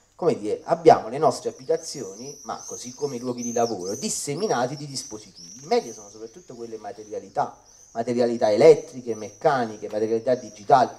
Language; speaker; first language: Italian; native; Italian